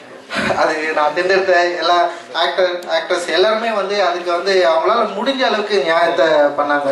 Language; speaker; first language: Tamil; native; Tamil